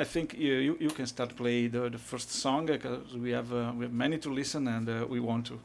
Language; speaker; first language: English; non-native, fluent; Italian